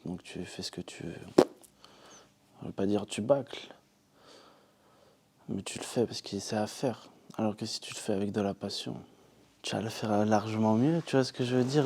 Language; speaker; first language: French; native; French